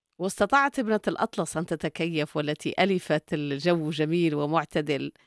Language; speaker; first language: Arabic; native; Arabic